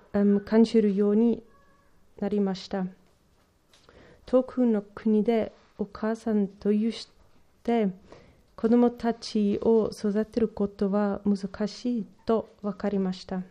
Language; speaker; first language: Japanese; non-native, learner; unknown